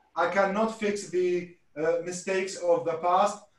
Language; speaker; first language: English; non-native, fluent; Arabic